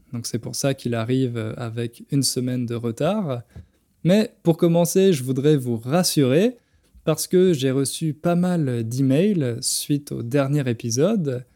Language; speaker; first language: French; native; French